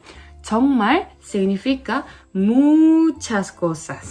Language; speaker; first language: Spanish; non-native, learner; Korean